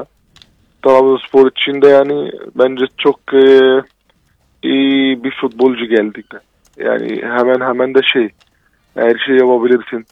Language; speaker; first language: Turkish; non-native, fluent; Arabic